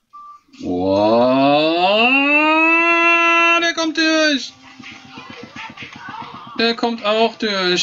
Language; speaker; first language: German; native; German